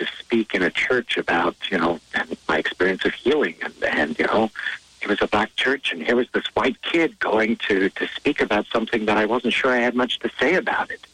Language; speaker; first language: English; native; English